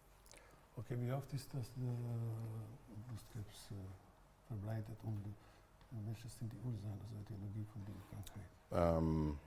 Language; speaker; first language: German; non-native, fluent; Albanian